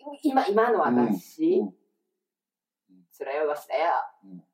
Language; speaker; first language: Japanese; native; Japanese